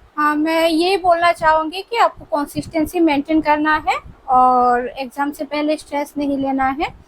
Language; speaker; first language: Hindi; non-native, local second language; Bangla